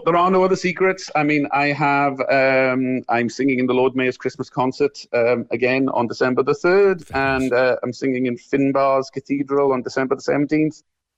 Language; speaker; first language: English; native; English